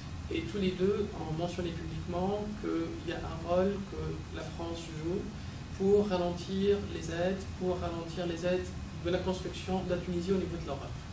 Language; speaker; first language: French; non-native, local second language; Arabic